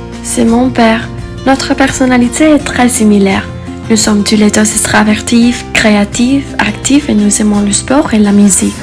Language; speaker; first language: French; non-native, learner; Spanish